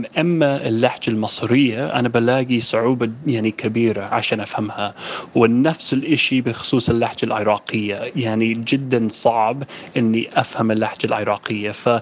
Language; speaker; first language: Arabic; non-native, fluent; English